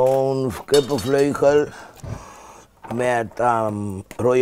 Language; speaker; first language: Dutch; non-native, fluent; Papiamento